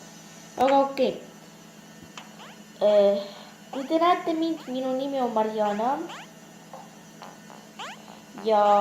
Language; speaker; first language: Estonian; non-native, local second language; Russian